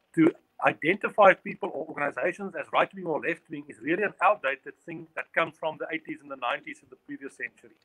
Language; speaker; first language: English; non-native, local second language; Afrikaans